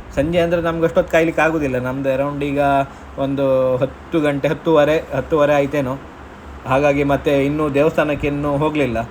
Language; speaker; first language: Kannada; non-native, local second language; Konkani